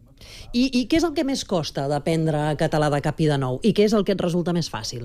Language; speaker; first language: Catalan; native; Catalan